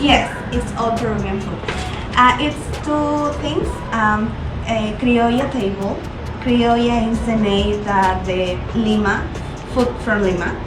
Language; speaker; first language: English; non-native, learner; Spanish